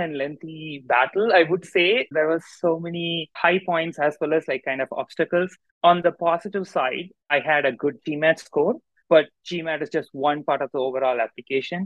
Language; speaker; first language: English; non-native, local second language; Tamil